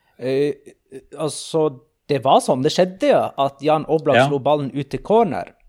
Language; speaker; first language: Norwegian; native; Norwegian